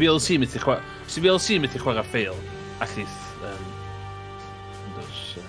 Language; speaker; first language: Welsh; native; Welsh